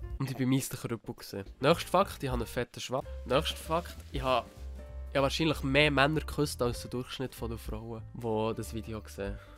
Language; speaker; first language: German; native; German